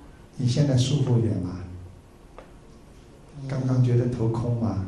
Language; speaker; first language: Chinese; native; Chinese